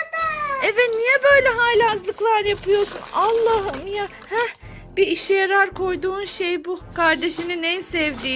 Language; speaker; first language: Turkish; native; Turkish